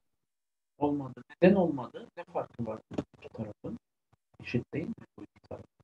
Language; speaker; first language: Turkish; native; Turkish